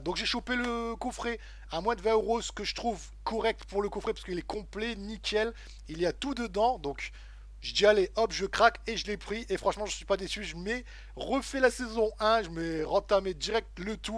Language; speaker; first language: French; native; French